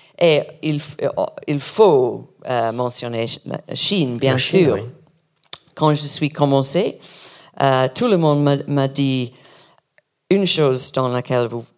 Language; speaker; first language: French; non-native, learner; English